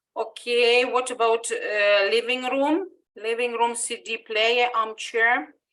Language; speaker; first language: English; non-native, fluent; Ukrainian